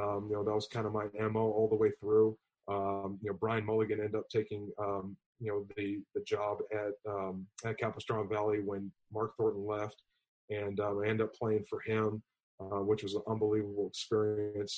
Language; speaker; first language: English; native; English